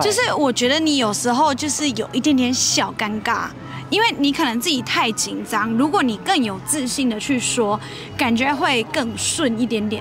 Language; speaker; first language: Chinese; non-native, fluent; English